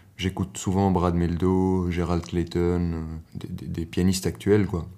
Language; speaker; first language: French; non-native, local second language; Arabic